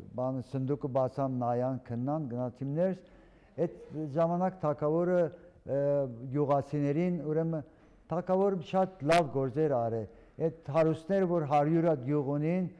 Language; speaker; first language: Armenian; early bilingual, heritage; Armenian